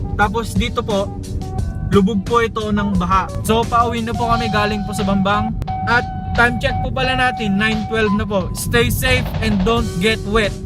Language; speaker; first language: Filipino; non-native, local second language; Iloko